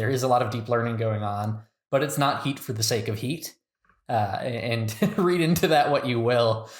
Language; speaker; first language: English; native; English